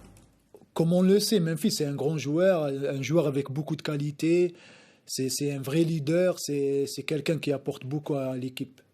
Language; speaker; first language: French; non-native, local second language; Arabic